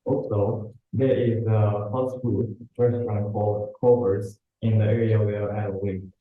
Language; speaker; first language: English; non-native, learner; Japanese